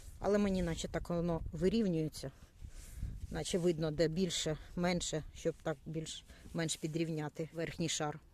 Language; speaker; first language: Ukrainian; native; Ukrainian